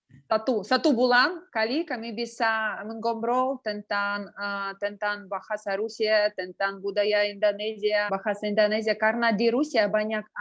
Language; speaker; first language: Indonesian; non-native, learner; Russian